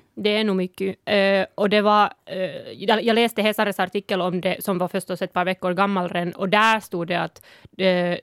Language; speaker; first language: Swedish; non-native, fluent; Northern Sami